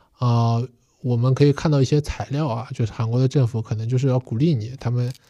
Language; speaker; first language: Chinese; non-native, fluent; Korean